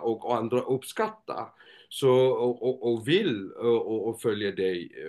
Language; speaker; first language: Swedish; non-native, fluent; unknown